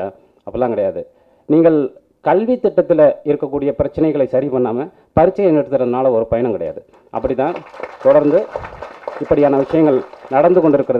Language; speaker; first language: Tamil; native; Tamil